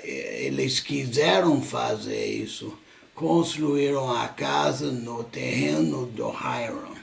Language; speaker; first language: Portuguese; non-native, fluent; English